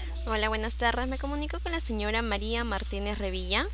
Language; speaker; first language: Spanish; native; Spanish